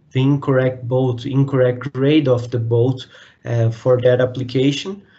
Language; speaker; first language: English; non-native, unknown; Portuguese